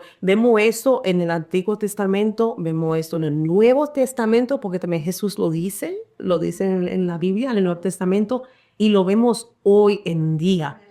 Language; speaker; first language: Spanish; early bilingual, heritage; Spanish